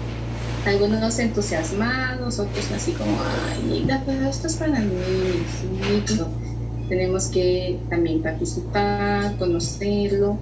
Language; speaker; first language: Spanish; native; Spanish